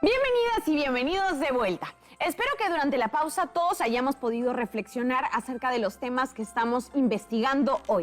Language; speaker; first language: Spanish; native; Spanish